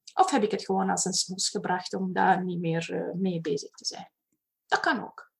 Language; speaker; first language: Dutch; non-native, fluent; Romanian